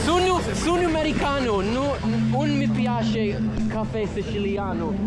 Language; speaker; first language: Italian; non-native, learner; English